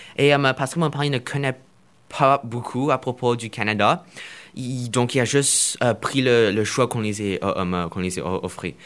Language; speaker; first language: French; non-native, fluent; Chinese